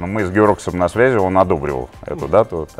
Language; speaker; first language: Russian; native; Russian